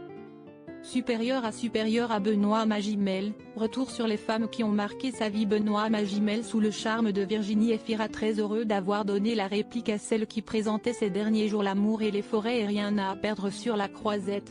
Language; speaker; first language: French; native; French